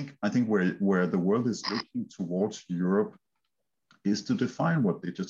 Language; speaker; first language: English; non-native, fluent; Danish